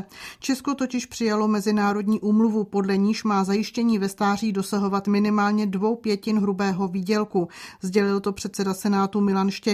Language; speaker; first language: Czech; native; Czech